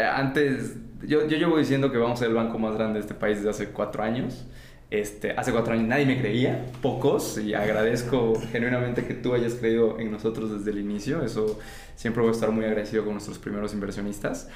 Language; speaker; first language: Spanish; native; Spanish